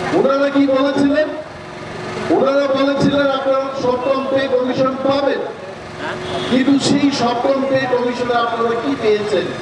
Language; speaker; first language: Bangla; non-native, local second language; Kok Borok